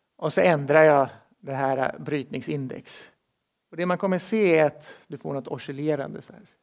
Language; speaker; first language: Swedish; native; Swedish